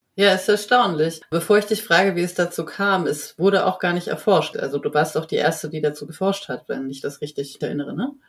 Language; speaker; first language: German; native; German